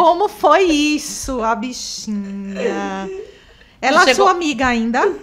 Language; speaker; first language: Portuguese; native; Portuguese